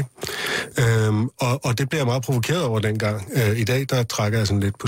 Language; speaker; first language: Danish; native; Danish